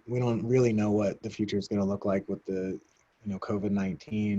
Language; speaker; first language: English; native; English